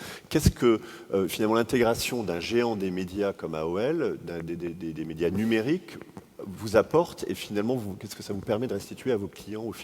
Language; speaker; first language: French; native; French